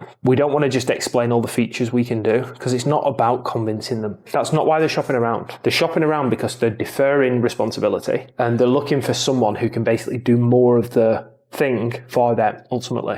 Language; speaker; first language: English; native; English